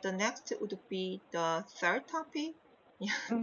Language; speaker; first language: English; non-native, fluent; Korean